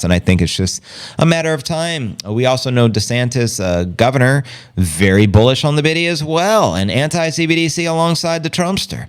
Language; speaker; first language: English; native; English